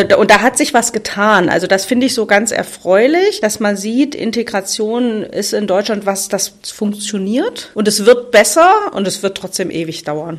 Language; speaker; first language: German; native; German